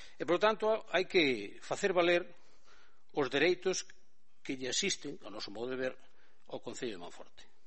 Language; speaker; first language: Galician; native; Galician